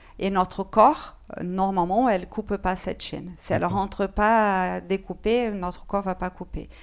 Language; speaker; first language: French; non-native, fluent; Portuguese